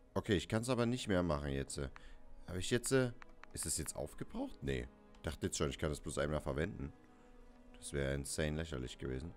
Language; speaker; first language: German; native; German